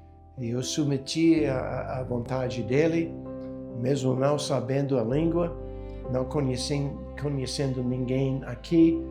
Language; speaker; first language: Portuguese; non-native, fluent; English